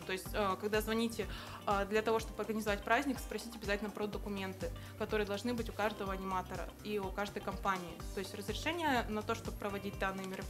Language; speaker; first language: Russian; native; Russian